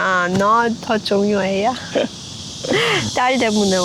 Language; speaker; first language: Korean; non-native, learner; Persian